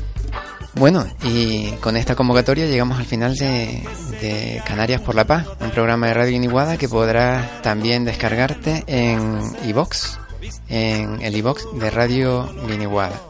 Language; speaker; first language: Spanish; native; Spanish